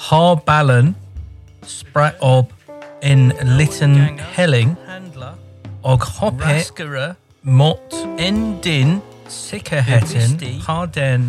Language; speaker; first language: Norwegian; non-native, learner; English